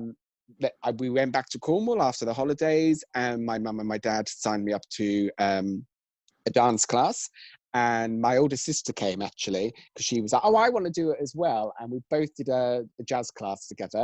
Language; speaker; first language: English; native; English